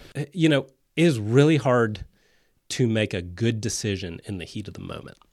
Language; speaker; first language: English; native; English